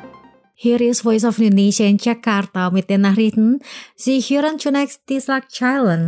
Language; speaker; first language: German; non-native, fluent; Indonesian